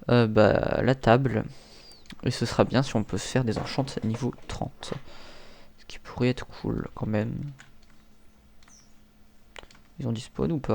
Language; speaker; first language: French; native; French